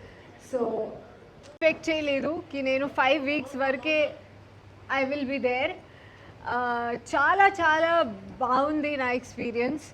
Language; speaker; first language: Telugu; non-native, learner; Hindi